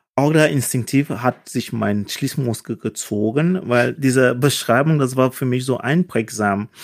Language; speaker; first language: German; non-native, fluent; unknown